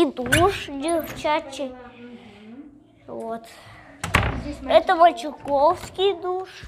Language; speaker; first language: Russian; native; Russian